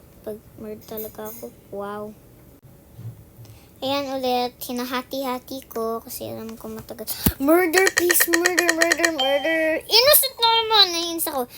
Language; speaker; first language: Filipino; early bilingual, heritage; Filipino